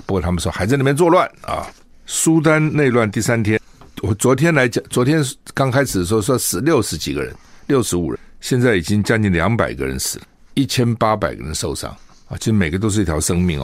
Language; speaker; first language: Chinese; native; Chinese